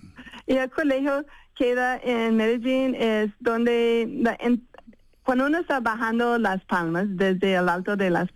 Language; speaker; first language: Spanish; non-native, fluent; English